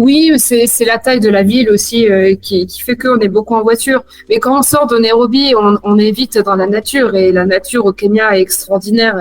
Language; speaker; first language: French; native; French